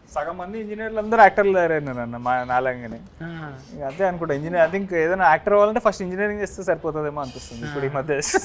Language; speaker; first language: Telugu; native; Telugu